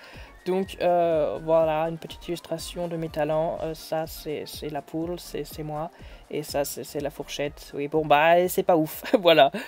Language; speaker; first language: French; native; French